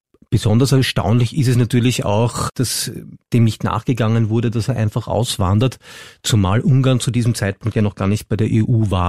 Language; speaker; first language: German; native; German